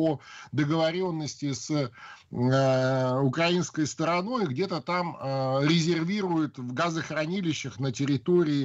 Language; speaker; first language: Russian; native; Russian